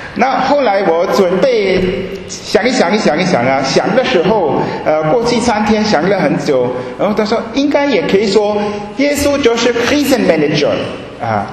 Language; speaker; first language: Chinese; non-native, fluent; German